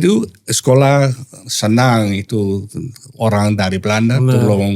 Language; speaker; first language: Indonesian; non-native, learner; Dutch